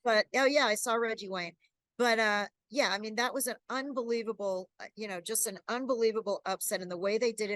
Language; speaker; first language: English; native; English